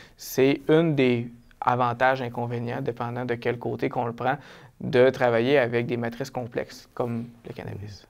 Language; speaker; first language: French; native; French